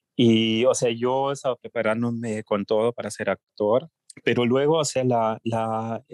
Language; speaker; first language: Spanish; early bilingual, heritage; German